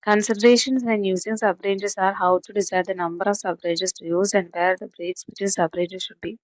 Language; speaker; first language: English; non-native, local second language; Malayalam